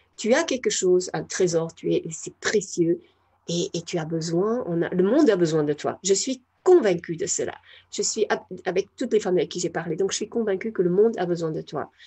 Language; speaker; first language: French; non-native, fluent; German